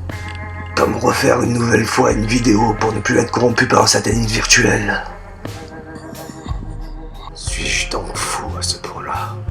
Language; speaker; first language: French; native; French